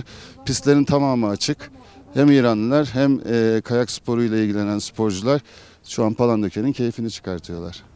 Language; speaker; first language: Turkish; native; Turkish